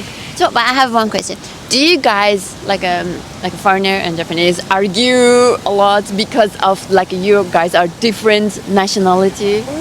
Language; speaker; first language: English; non-native, fluent; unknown